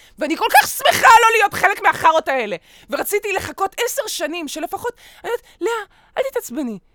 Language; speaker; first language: Hebrew; early bilingual, other home language; Russian